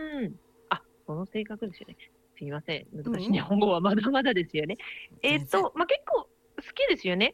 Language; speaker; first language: Japanese; non-native, fluent; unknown